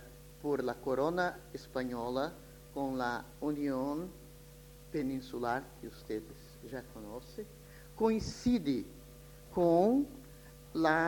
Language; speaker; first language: Spanish; non-native, fluent; Portuguese